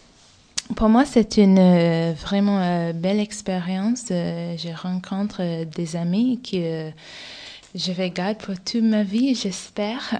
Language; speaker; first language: French; non-native, fluent; English